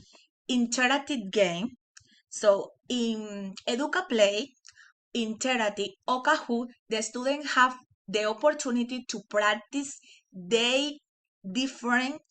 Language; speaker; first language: English; non-native, learner; Spanish